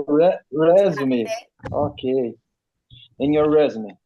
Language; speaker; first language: English; non-native, learner; Portuguese